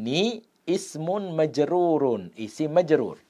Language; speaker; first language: Arabic; non-native, fluent; Indonesian